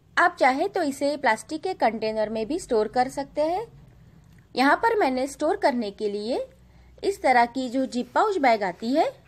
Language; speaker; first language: Hindi; non-native, local second language; Gujarati